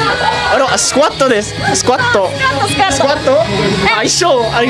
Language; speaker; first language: Japanese; non-native, learner; French